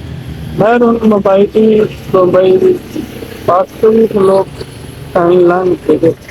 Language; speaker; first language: Filipino; non-native, learner; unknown